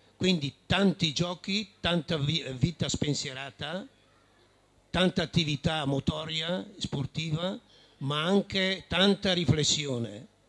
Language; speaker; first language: Italian; native; Italian